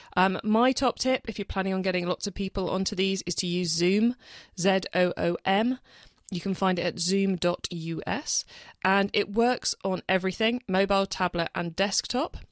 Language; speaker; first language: English; native; English